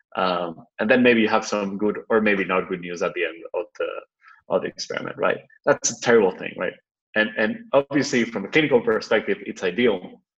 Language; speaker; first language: English; non-native, fluent; Spanish